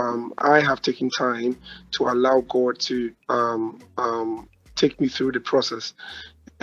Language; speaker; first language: English; non-native, local second language; Akan